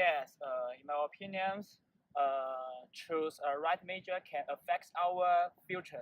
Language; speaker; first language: English; non-native, learner; Chinese